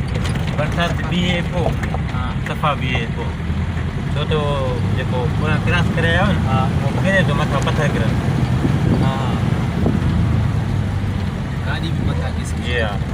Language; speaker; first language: Hindi; non-native, local second language; Sindhi